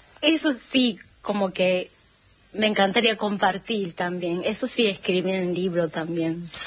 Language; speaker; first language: Spanish; non-native, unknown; Japanese